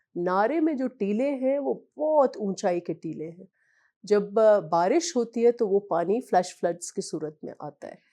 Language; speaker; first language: Urdu; non-native, local second language; Sindhi